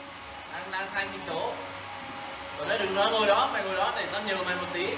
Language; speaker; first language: Vietnamese; native; Vietnamese